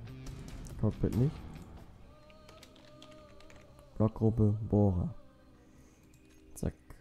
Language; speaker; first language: German; native; German